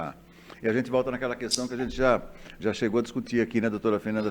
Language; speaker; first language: Portuguese; native; Portuguese